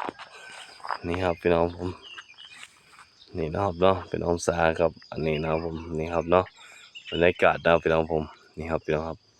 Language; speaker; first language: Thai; non-native, local second language; Northeastern Thai